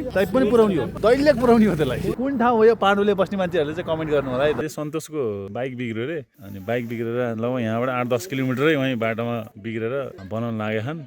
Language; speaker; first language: Nepali; native; Nepali